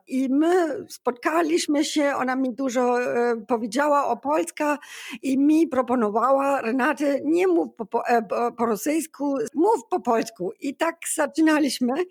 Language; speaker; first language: Polish; non-native, learner; German